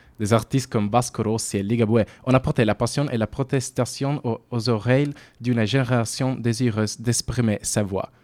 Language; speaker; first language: French; non-native, fluent; Italian